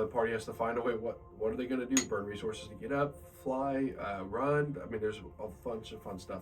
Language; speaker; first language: English; native; English